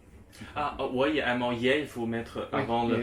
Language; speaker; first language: French; non-native, fluent; Chinese